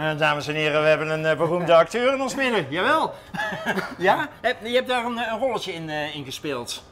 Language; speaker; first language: Dutch; native; Dutch